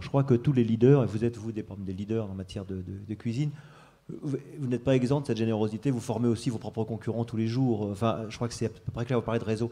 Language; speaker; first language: French; native; French